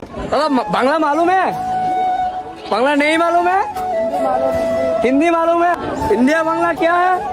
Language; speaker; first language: Hindi; non-native, learner; Bangla